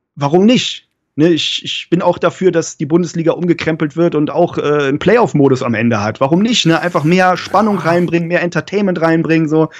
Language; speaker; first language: German; native; German